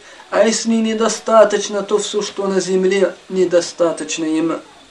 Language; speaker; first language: Russian; non-native, fluent; Arabic